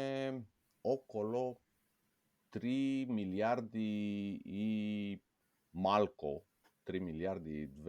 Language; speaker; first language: Bulgarian; non-native, fluent; Romanian